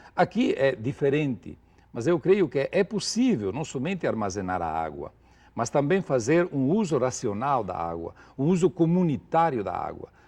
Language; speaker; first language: Portuguese; non-native, fluent; Italian